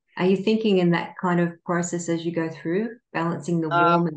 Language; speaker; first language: English; native; English